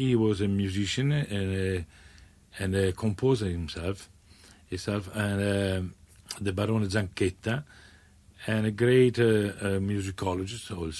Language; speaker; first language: English; non-native, fluent; Italian